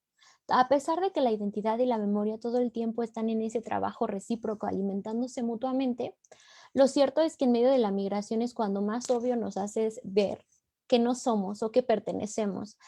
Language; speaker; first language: Spanish; native; Spanish